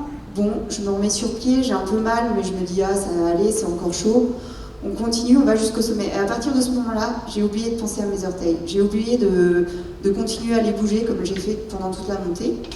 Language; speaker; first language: French; native; French